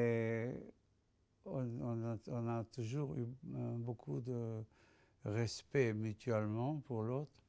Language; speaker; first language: French; non-native, fluent; Spanish